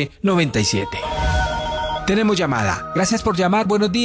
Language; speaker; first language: Spanish; native; Spanish